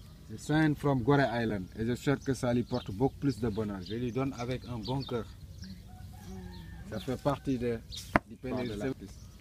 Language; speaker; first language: French; non-native, local second language; Wolof